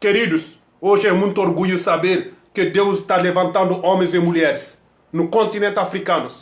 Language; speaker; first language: Portuguese; non-native, fluent; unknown